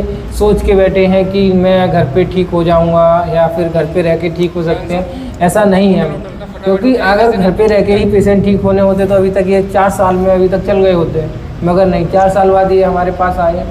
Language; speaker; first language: Hindi; native; Hindi